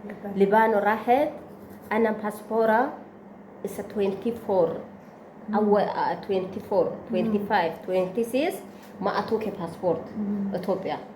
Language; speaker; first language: Arabic; non-native, learner; Oromo